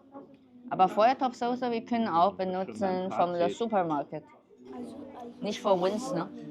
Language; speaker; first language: German; non-native, learner; Chinese